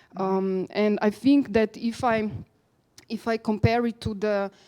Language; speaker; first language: English; non-native, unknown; Slovenian